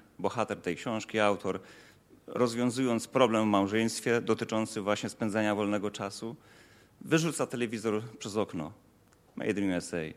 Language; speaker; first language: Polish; native; Polish